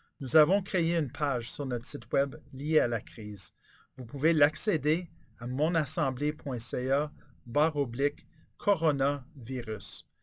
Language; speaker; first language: French; native; French